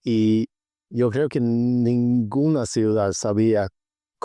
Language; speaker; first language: Spanish; non-native, fluent; Swedish